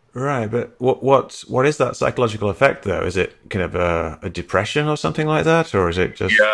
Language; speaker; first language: English; native; English